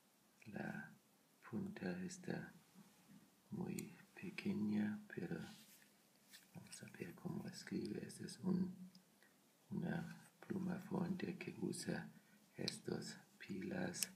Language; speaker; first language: Spanish; non-native, learner; German